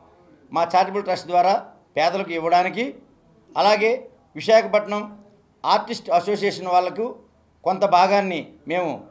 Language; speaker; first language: Telugu; native; Telugu